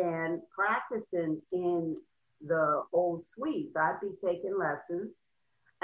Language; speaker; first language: English; native; English